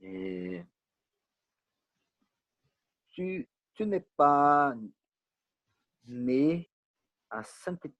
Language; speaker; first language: French; non-native, learner; Portuguese